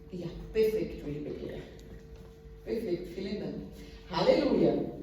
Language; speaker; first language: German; non-native, learner; Portuguese